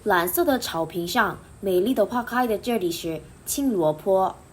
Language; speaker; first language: Chinese; non-native, learner; Korean